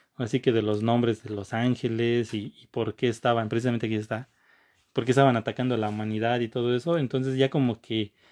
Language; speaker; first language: Spanish; native; Spanish